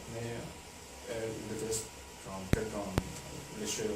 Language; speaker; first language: French; non-native, learner; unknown